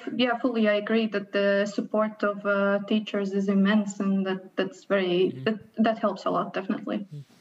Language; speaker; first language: English; non-native, fluent; Latvian